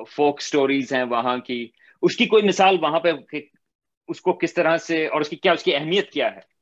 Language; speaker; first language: Urdu; native; Urdu